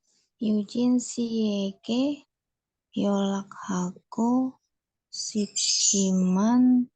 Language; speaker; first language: Korean; non-native, learner; Indonesian